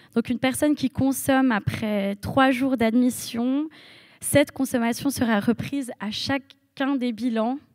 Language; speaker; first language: French; native; French